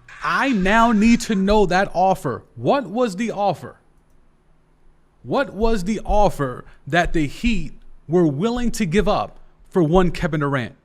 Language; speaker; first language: English; native; English